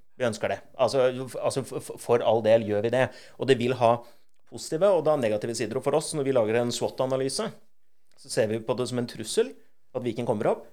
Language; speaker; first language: Norwegian; native; Norwegian